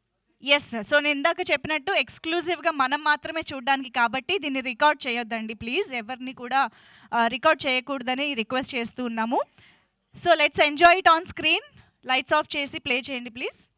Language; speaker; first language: Telugu; native; Telugu